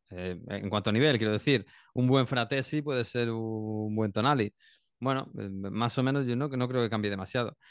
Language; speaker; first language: Spanish; native; Spanish